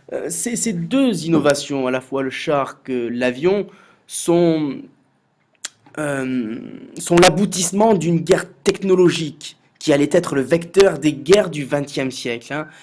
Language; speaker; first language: French; native; French